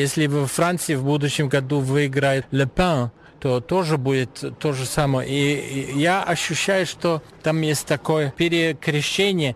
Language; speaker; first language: Russian; non-native, fluent; German